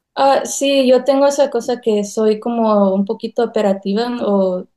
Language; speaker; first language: Spanish; early bilingual, heritage; Spanish